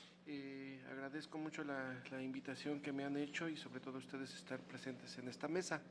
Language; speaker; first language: Spanish; native; Spanish